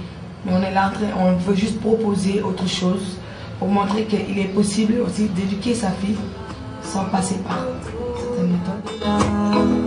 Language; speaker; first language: French; non-native, local second language; Jola-Fonyi